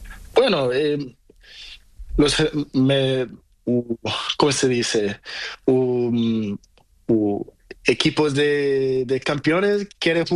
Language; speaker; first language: Spanish; non-native, learner; Portuguese